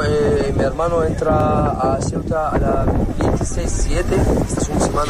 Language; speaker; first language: Spanish; non-native, learner; Arabic